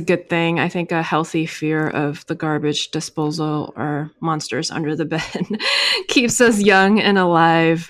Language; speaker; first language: English; early bilingual, other home language; Chinese